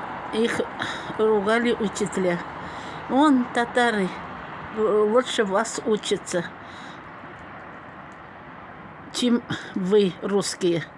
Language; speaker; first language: Russian; non-native, local second language; Tatar